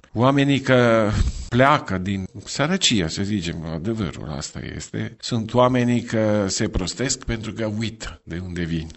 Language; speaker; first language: Romanian; non-native, fluent; Italian